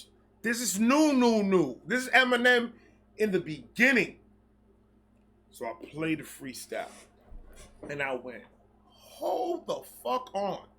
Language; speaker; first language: English; native; English